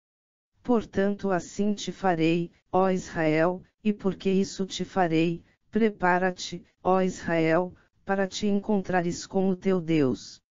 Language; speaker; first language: Portuguese; native; Portuguese